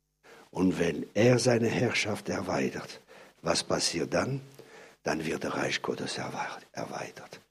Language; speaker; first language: German; non-native, fluent; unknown